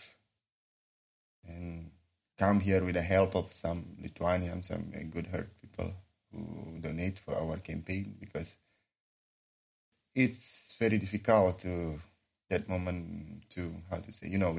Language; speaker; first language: English; non-native, learner; Indonesian